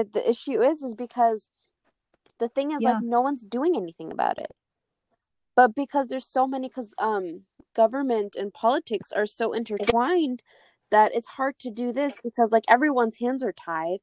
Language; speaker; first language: English; native; English